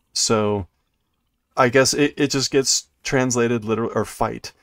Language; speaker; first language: English; native; English